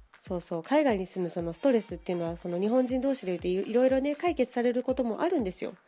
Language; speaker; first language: Japanese; native; Japanese